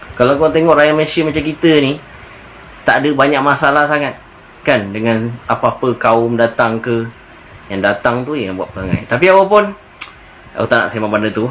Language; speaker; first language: Malay; native; Malay